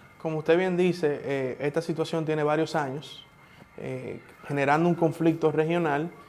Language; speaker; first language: Spanish; native; Spanish